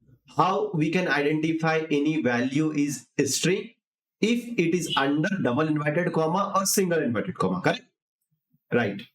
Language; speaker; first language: English; non-native, local second language; Hindi